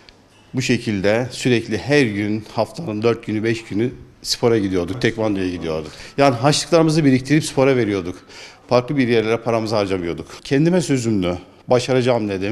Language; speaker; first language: Turkish; native; Turkish